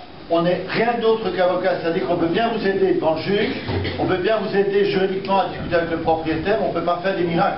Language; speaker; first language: French; native; French